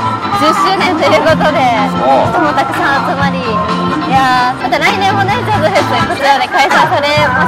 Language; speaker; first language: Japanese; native; Japanese